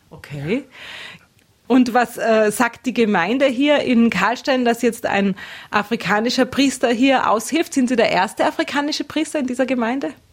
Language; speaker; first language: German; native; German